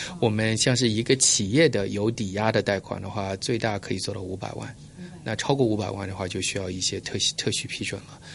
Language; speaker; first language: Chinese; early bilingual, heritage; Chinese